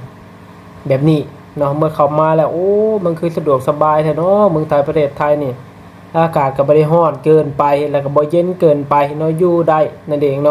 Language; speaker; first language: Thai; non-native, local second language; Lao